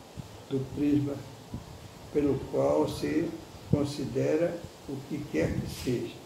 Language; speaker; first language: Portuguese; native; Portuguese